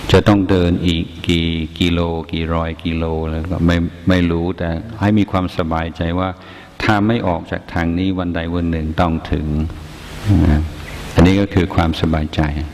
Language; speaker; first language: Thai; non-native, fluent; English